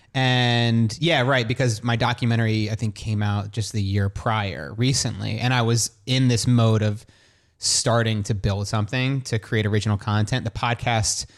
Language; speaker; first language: English; native; English